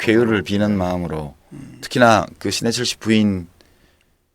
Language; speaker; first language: Korean; native; Korean